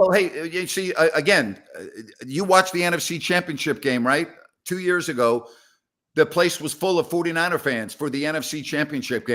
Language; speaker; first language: English; native; English